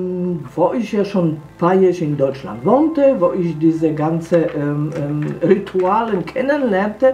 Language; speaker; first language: German; non-native, fluent; Polish